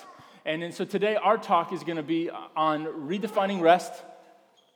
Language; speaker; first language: English; native; English